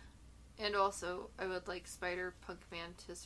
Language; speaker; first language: English; native; English